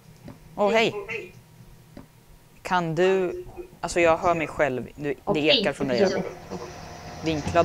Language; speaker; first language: Swedish; native; Swedish